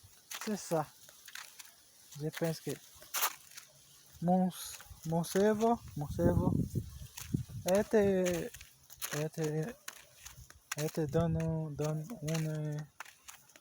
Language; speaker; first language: French; non-native, learner; Portuguese